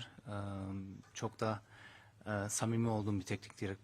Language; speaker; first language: Turkish; early bilingual, heritage; Turkish